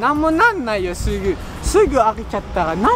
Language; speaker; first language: Japanese; early bilingual, other home language; Filipino